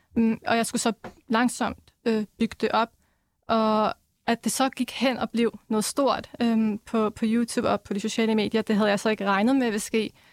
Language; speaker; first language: Danish; early bilingual, other home language; Arabic